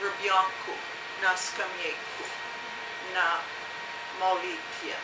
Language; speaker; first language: Russian; non-native, learner; English